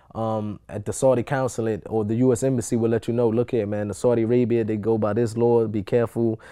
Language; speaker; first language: English; native; English